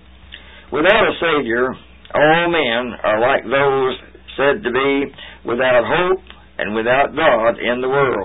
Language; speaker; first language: English; native; English